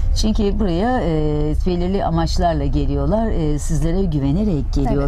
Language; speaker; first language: Turkish; native; Turkish